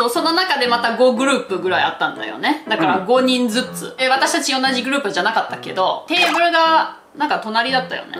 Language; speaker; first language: Japanese; non-native, fluent; German